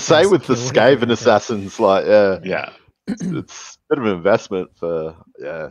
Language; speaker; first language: English; native; English